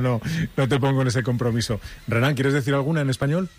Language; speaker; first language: Spanish; native; Spanish